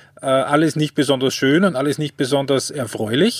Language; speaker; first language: German; native; German